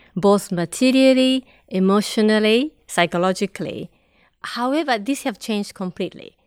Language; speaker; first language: English; non-native, fluent; Japanese